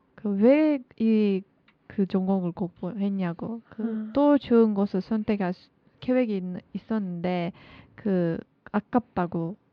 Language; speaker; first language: Korean; non-native, learner; Turkish